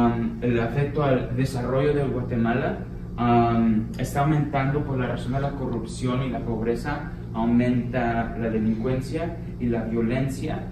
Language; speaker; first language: Spanish; early bilingual, heritage; Spanish